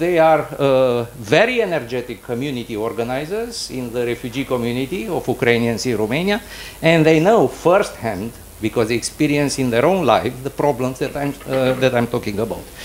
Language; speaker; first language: English; non-native, fluent; Romanian